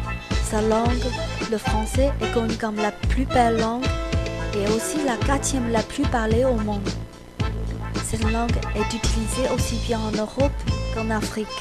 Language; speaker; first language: French; non-native, fluent; Chinese